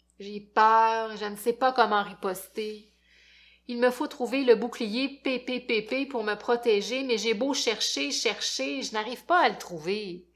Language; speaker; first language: French; native; French